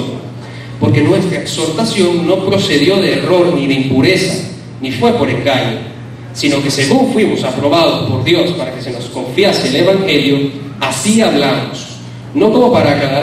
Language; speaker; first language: Spanish; native; Spanish